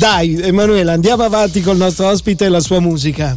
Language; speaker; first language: Italian; native; Italian